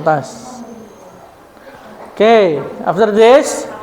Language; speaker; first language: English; non-native, learner; Indonesian